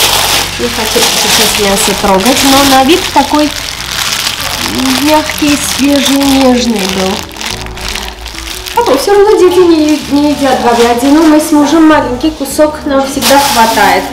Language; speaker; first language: Russian; non-native, fluent; Armenian